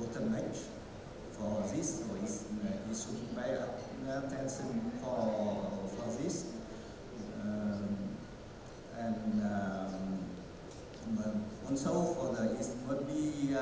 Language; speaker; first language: English; non-native, learner; Vietnamese